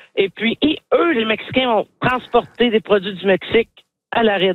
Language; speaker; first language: French; native; French